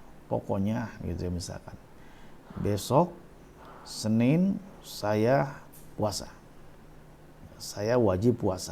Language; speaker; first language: Indonesian; native; Indonesian